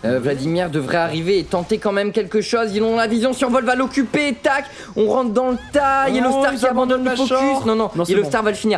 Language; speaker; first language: French; native; French